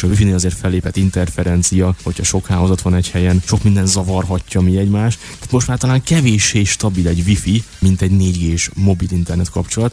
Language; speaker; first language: Hungarian; native; Hungarian